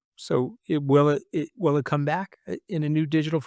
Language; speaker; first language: English; native; English